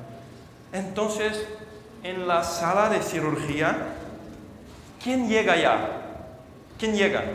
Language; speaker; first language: Spanish; non-native, fluent; Portuguese